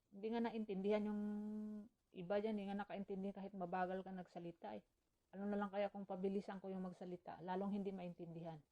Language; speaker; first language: Filipino; non-native, local second language; Cebuano